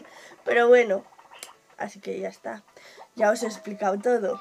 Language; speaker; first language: Spanish; native; Spanish